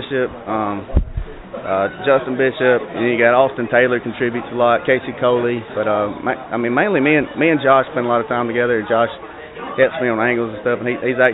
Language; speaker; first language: English; native; English